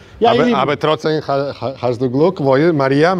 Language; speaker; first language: German; non-native, learner; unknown